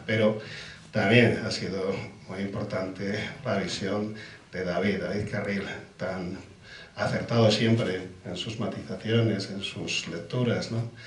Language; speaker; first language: Spanish; native; Spanish